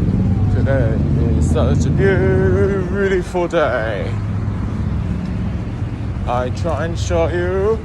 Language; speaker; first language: English; non-native, learner; Japanese